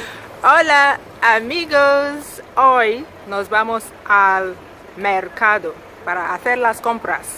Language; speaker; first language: Spanish; non-native, fluent; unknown